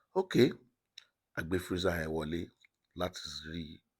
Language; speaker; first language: English; non-native, local second language; Yoruba